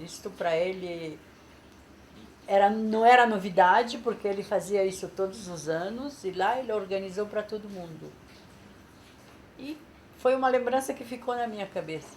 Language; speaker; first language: Portuguese; non-native, fluent; Polish